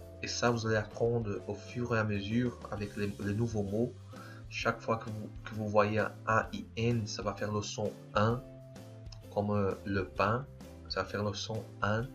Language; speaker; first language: French; non-native, fluent; Portuguese